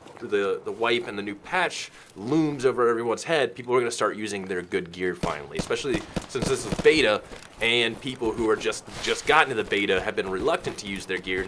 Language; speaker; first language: English; native; English